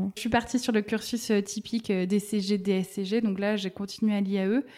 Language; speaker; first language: French; native; French